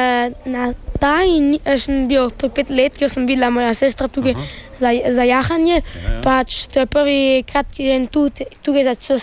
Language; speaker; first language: Slovenian; early bilingual, heritage; Italian